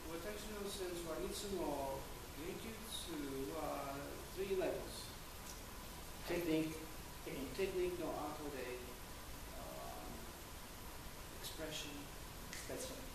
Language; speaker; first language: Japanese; non-native, learner; English